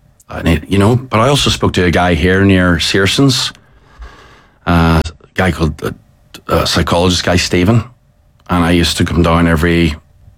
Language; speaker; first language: English; native; English